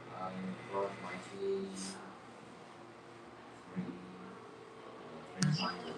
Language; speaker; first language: English; non-native, learner; Chinese